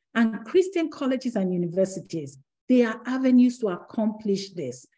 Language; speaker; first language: English; non-native, local second language; Yoruba